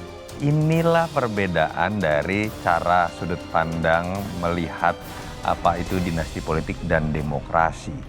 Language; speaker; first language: Indonesian; native; Indonesian